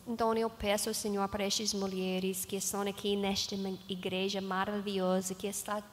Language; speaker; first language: Portuguese; non-native, learner; English